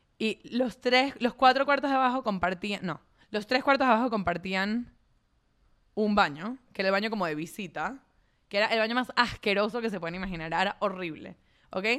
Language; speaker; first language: Spanish; native; Spanish